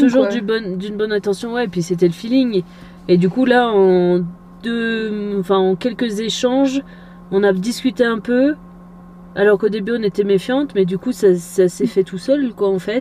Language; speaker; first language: French; native; French